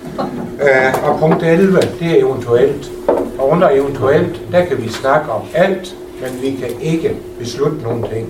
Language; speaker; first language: Danish; native; Danish